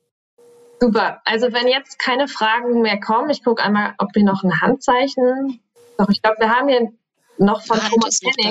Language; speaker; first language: German; native; German